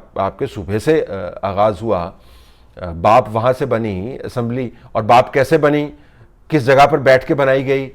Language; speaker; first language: Urdu; native; Urdu